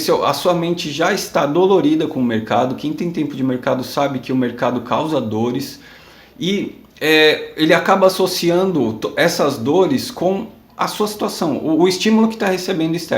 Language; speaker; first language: Portuguese; native; Portuguese